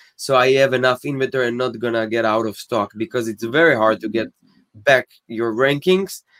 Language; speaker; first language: English; non-native, fluent; Hebrew